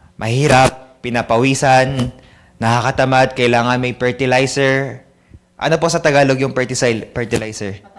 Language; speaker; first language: Filipino; native; Filipino